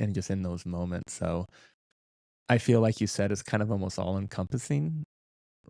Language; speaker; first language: English; native; English